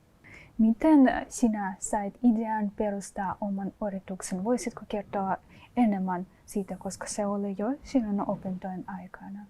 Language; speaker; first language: Finnish; non-native, fluent; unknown